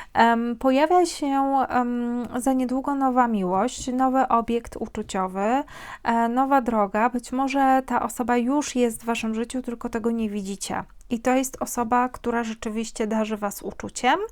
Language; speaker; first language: Polish; native; Polish